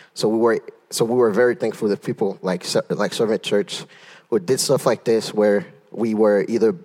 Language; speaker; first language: English; early bilingual, other home language; Haitian Creole